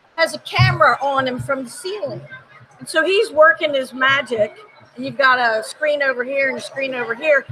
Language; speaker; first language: English; native; English